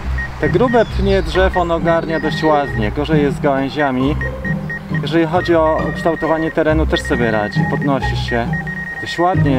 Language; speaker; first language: Polish; native; Polish